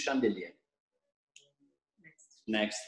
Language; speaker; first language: English; non-native, fluent; Italian